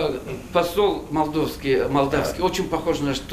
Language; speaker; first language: Russian; non-native, fluent; Turkish